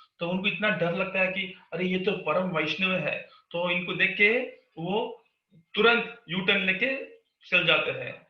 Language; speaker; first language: Hindi; non-native, local second language; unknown